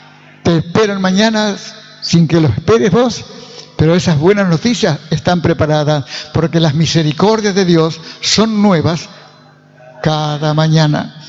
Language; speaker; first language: Spanish; native; Spanish